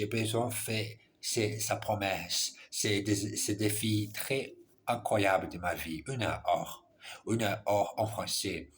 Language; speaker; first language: French; non-native, learner; English